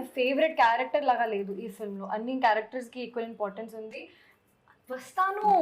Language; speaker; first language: Telugu; non-native, local second language; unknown